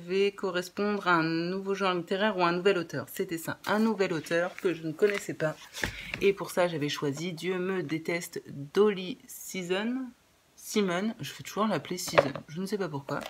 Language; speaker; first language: French; native; French